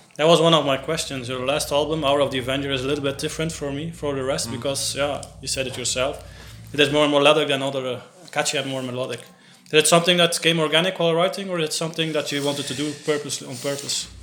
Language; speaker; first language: English; non-native, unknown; Dutch